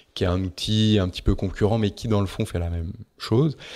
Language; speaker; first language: French; native; French